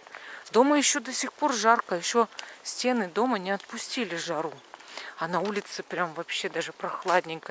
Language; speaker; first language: Russian; native; Russian